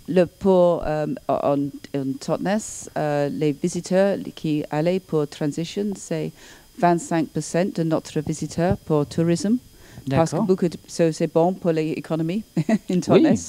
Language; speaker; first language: French; non-native, learner; English